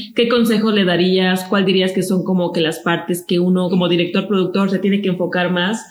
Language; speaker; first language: Spanish; native; Spanish